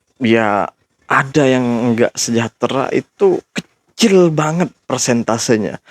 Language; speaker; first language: Indonesian; native; Indonesian